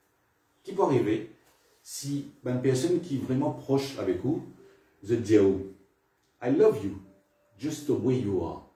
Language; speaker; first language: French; non-native, local second language; Morisyen